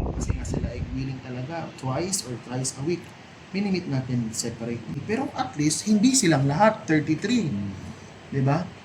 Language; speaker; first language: Filipino; native; Filipino